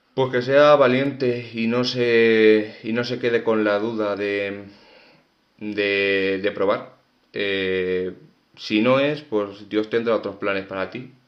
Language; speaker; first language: Spanish; native; Spanish